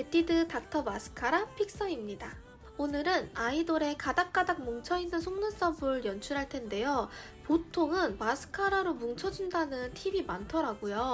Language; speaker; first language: Korean; native; Korean